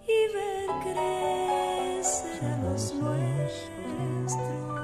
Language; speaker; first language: Spanish; native; Spanish